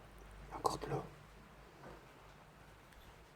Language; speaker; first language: French; native; French